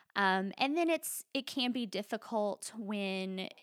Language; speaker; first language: English; native; English